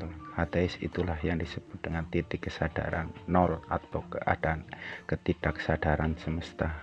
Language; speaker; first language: Indonesian; native; Indonesian